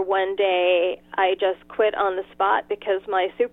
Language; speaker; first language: English; native; English